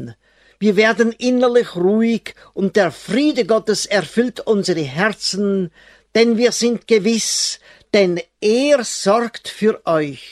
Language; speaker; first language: German; native; German